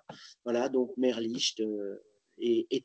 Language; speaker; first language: French; native; French